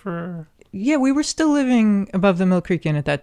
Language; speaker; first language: English; native; English